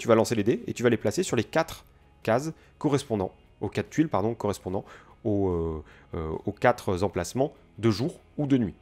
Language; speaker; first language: French; native; French